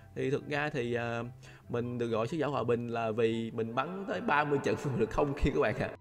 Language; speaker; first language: Vietnamese; non-native, local second language; Chinese